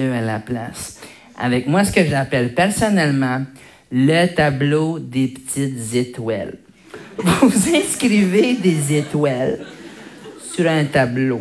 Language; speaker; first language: French; early bilingual, other home language; Arabic